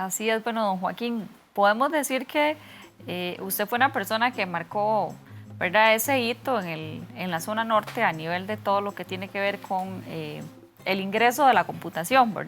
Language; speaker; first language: Spanish; native; Spanish